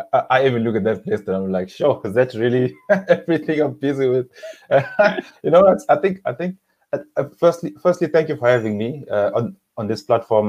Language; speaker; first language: English; non-native, local second language; Zulu